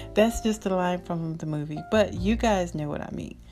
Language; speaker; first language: English; native; English